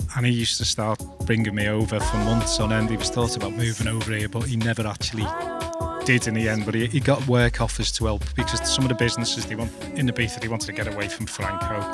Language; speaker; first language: English; native; English